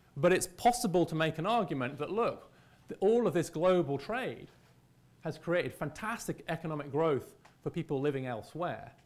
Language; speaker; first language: English; native; English